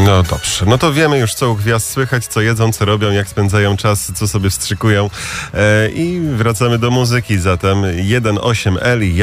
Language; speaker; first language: Polish; native; Polish